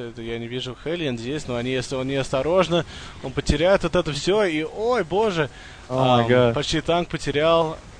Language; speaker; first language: Russian; early bilingual, heritage; English